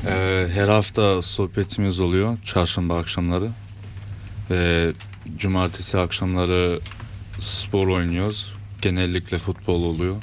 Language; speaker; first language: Turkish; early bilingual, heritage; Turkish